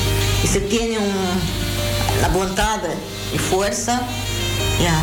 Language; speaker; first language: Spanish; non-native, learner; Portuguese